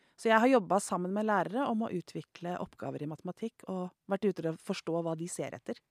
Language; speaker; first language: Norwegian; native; Norwegian